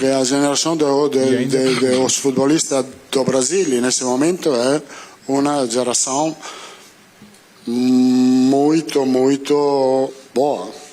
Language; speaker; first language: Portuguese; non-native, learner; Italian